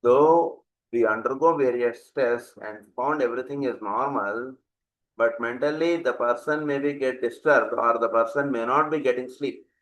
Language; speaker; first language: English; non-native, local second language; Telugu